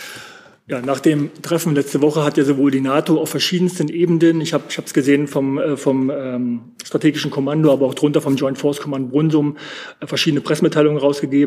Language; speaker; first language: German; native; German